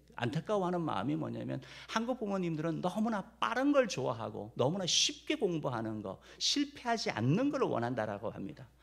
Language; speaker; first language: Korean; native; Korean